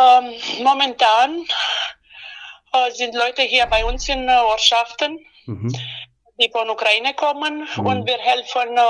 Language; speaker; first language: German; non-native, learner; Romanian